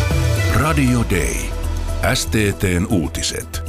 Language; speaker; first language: Finnish; native; Finnish